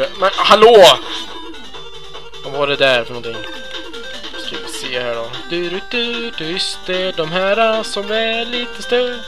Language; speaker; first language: Swedish; native; Swedish